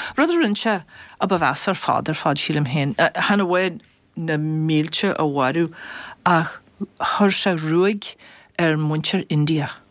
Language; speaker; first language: Irish; non-native, fluent; English